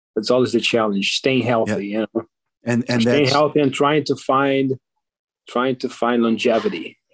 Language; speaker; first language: English; non-native, fluent; Portuguese